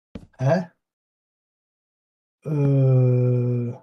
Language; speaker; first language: German; non-native, fluent; French